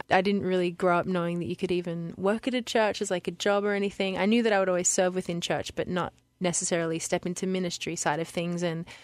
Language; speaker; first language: English; native; English